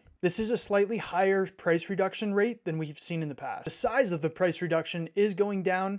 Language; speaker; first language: English; native; English